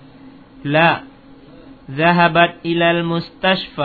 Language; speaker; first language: Arabic; non-native, fluent; Indonesian